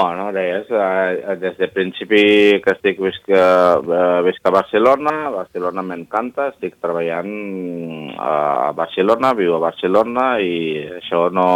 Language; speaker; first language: Catalan; non-native, learner; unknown